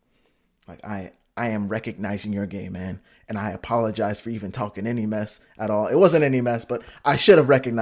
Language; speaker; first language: English; native; English